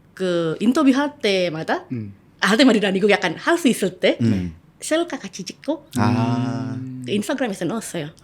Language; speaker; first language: Korean; non-native, fluent; Indonesian